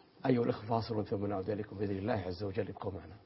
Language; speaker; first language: Arabic; native; Arabic